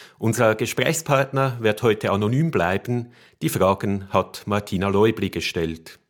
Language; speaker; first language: German; native; German